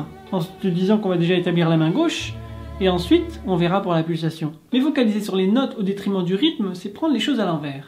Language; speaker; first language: French; native; French